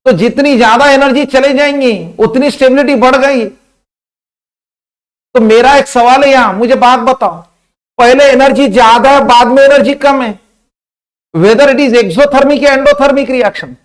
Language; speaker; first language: Hindi; non-native, local second language; Marathi